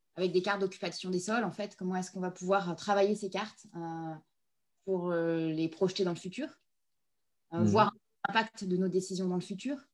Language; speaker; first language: French; native; French